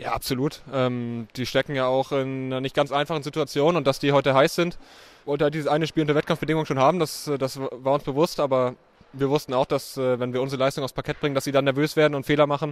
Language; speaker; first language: German; native; German